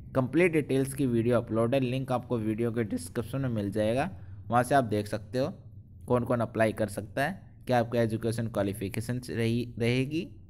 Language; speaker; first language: Hindi; native; Hindi